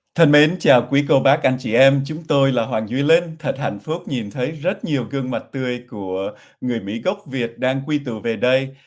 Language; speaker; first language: Vietnamese; early bilingual, heritage; Vietnamese